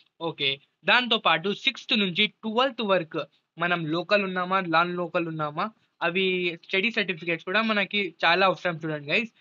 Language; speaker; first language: Telugu; non-native, local second language; Urdu